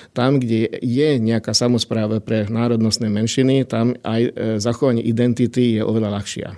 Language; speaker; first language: Slovak; non-native, local second language; Hungarian